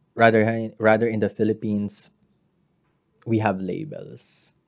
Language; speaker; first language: English; non-native, local second language; Filipino